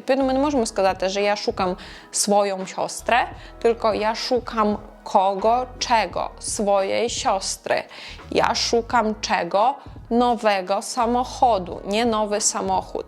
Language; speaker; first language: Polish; non-native, fluent; Ukrainian